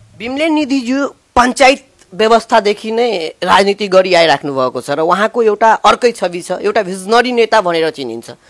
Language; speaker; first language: Nepali; non-native, local second language; Maithili